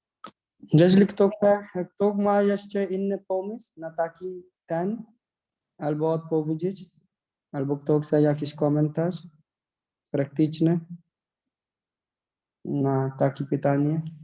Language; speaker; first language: Polish; non-native, learner; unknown